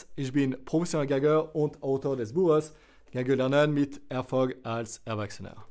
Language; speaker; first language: German; non-native, fluent; French